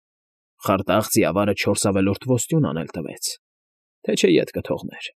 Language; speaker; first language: Armenian; native; Armenian